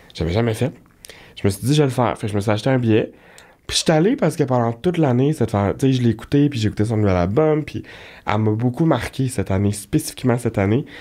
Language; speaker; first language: French; native; French